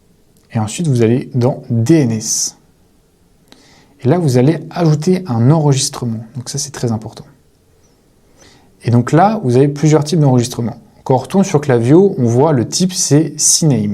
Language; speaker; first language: French; native; French